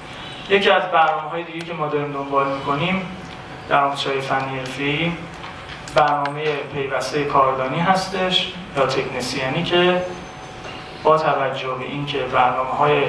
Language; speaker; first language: Persian; native; Persian